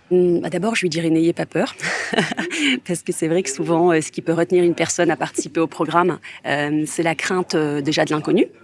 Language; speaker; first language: French; native; French